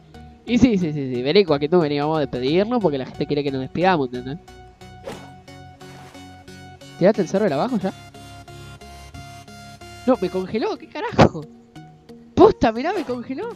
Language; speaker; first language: Spanish; native; Spanish